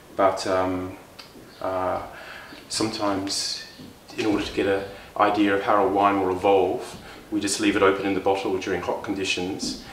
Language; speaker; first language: English; native; English